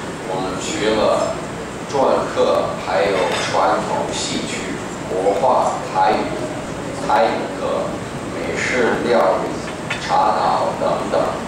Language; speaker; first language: Chinese; non-native, fluent; English